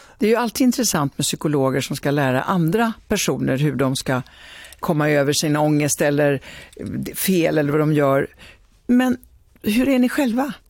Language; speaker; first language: Swedish; early bilingual, other home language; Italian